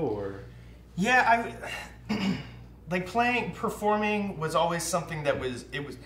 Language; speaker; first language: English; native; English